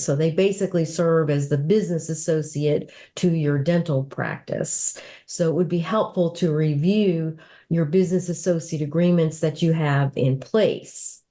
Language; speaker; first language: English; native; English